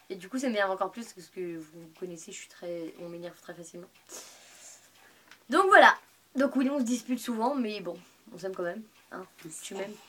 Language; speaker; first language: French; native; French